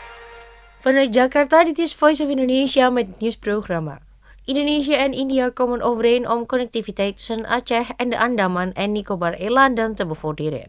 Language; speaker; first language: Dutch; non-native, fluent; Indonesian